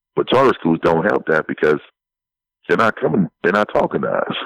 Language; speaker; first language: English; native; English